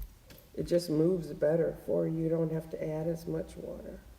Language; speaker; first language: English; native; English